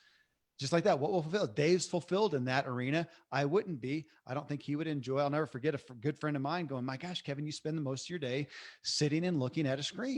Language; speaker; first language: English; native; English